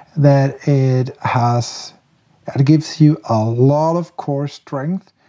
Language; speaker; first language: English; non-native, fluent; German